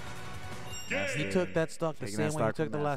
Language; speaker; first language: English; native; English